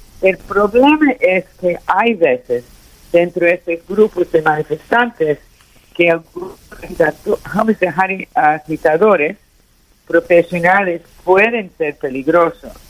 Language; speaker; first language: Spanish; early bilingual, heritage; Spanish